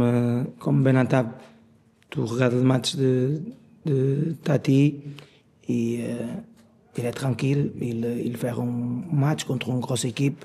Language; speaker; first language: French; non-native, learner; Portuguese